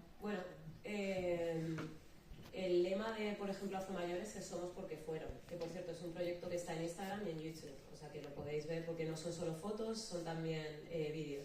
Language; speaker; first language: Spanish; native; Spanish